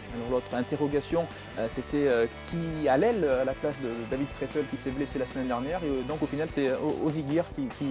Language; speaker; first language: French; native; French